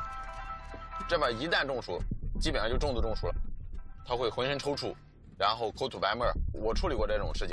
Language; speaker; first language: Chinese; native; Chinese